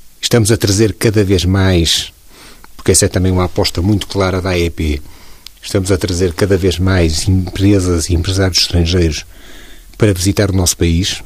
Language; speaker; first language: Portuguese; native; Portuguese